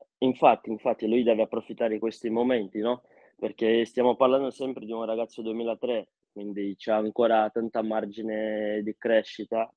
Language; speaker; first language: Italian; non-native, fluent; Portuguese